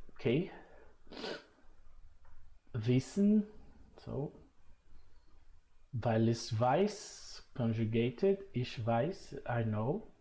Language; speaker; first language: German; non-native, fluent; Portuguese